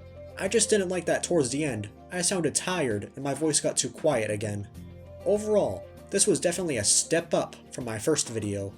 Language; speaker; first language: English; native; English